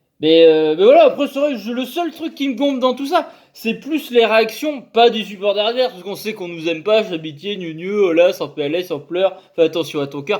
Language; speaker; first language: French; native; French